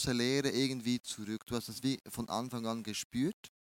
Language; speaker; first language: German; native; German